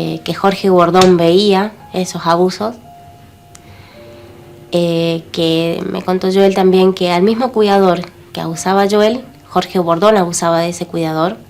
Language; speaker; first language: Spanish; native; Spanish